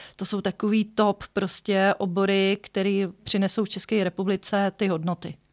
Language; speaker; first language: Czech; native; Czech